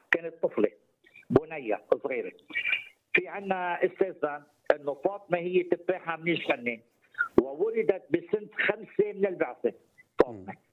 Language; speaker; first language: Arabic; native; Arabic